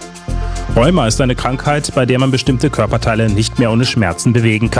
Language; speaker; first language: German; native; German